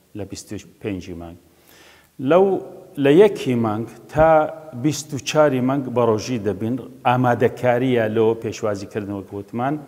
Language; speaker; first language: Central Kurdish; non-native, local second language; Assyrian Neo-Aramaic